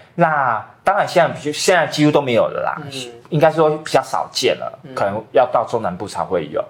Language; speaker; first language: Chinese; native; Chinese